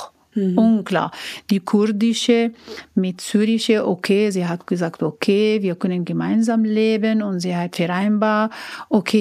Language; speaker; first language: German; non-native, learner; Arabic